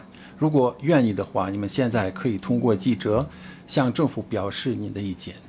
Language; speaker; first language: Chinese; non-native, fluent; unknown